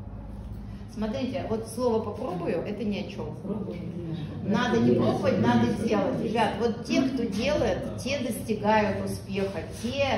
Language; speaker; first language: Russian; native; Russian